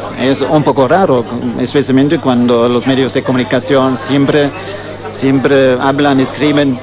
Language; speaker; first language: Spanish; non-native, fluent; German